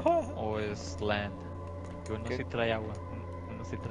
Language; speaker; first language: Spanish; early bilingual, other home language; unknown